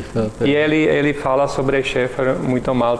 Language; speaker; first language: Portuguese; non-native, learner; Czech